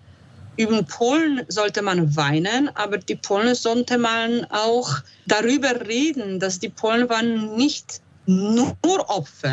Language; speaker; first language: German; non-native, fluent; Polish